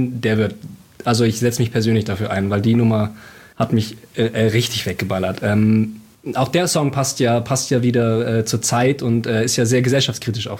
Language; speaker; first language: German; native; German